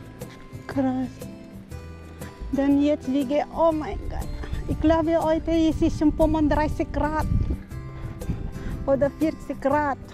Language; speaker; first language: German; non-native, learner; Filipino